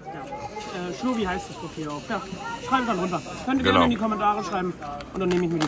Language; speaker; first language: German; native; German